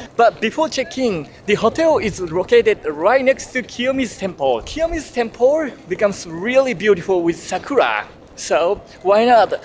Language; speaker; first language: English; non-native, fluent; Japanese